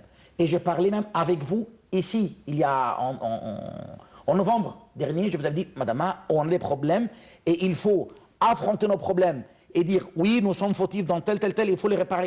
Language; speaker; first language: French; non-native, fluent; Arabic